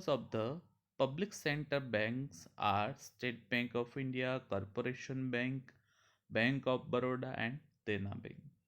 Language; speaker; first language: English; non-native, local second language; Gujarati